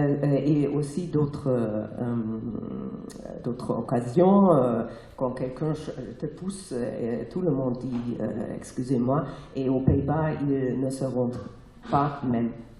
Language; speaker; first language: French; non-native, fluent; German